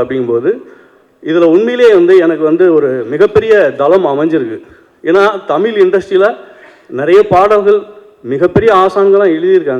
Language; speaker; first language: Tamil; native; Tamil